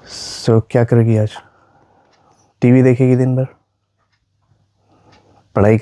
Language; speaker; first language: Hindi; native; Hindi